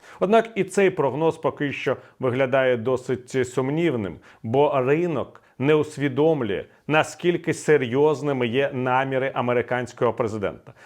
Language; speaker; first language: Ukrainian; non-native, local second language; Russian